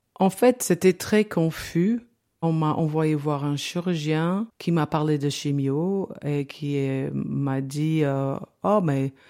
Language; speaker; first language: French; non-native, fluent; English